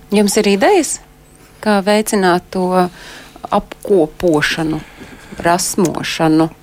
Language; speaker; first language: Latvian; native; Latvian